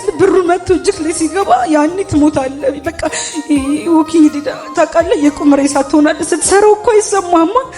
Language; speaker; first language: Amharic; native; Amharic